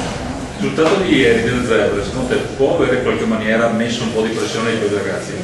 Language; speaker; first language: Italian; native; Italian